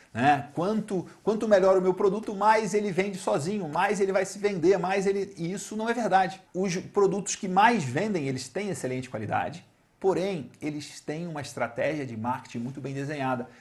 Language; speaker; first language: Portuguese; native; Portuguese